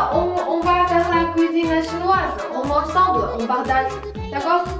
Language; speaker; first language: French; non-native, learner; Chinese